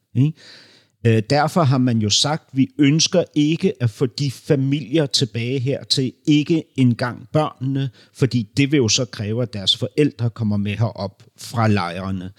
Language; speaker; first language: Danish; native; Danish